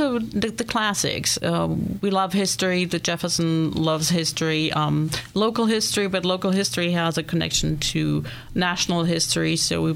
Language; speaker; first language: English; non-native, fluent; German